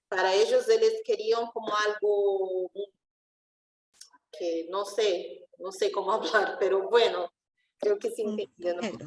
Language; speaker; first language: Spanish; non-native, learner; Portuguese